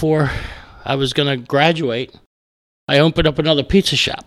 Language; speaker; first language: English; native; English